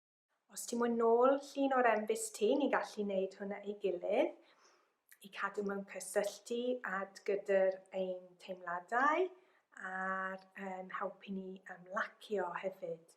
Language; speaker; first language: Welsh; non-native, local second language; English